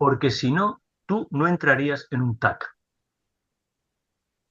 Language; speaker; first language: Spanish; native; Spanish